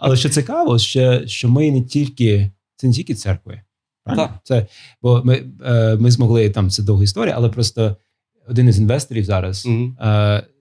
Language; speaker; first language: Ukrainian; non-native, fluent; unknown